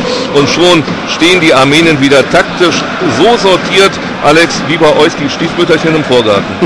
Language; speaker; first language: German; native; German